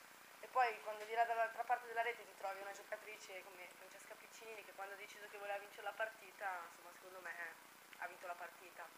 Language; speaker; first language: Italian; native; Italian